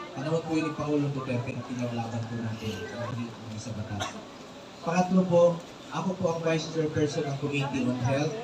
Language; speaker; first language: Filipino; non-native, local second language; Cebuano